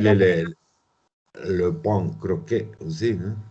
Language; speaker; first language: French; non-native, learner; Spanish